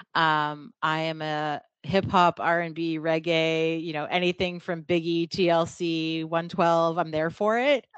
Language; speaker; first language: English; native; English